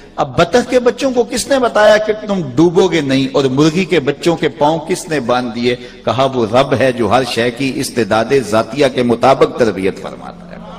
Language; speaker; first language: Urdu; non-native, local second language; Punjabi